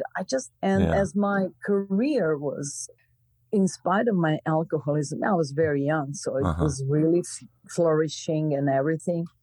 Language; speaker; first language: English; non-native, fluent; Croatian